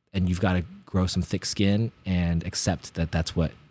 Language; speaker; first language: English; native; English